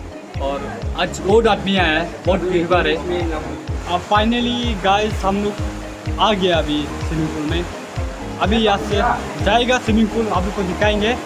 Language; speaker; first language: Hindi; non-native, learner; Nepali